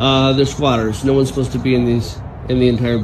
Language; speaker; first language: English; native; English